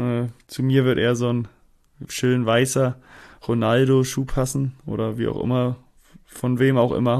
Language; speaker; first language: German; native; German